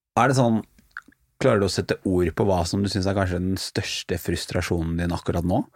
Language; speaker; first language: Norwegian; native; Norwegian